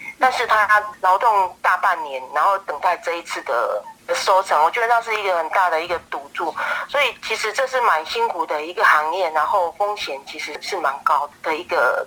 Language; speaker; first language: Chinese; native; Chinese